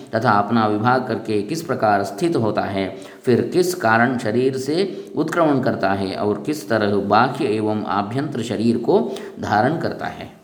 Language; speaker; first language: Hindi; non-native, local second language; Kannada